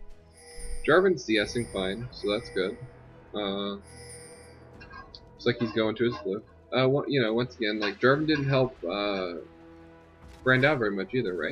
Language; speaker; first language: English; native; English